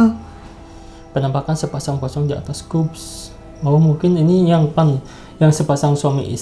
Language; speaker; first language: Indonesian; native; Indonesian